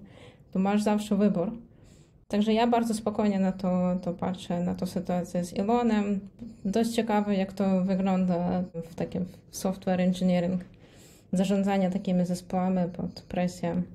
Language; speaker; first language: Polish; non-native, fluent; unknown